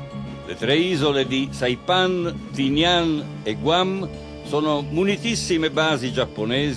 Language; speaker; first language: Italian; native; Italian